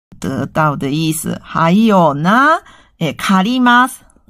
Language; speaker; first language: Chinese; non-native, fluent; Japanese